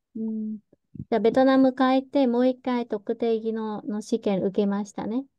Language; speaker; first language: Japanese; non-native, fluent; Vietnamese